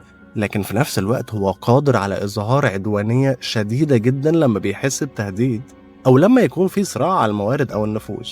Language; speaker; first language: Arabic; native; Arabic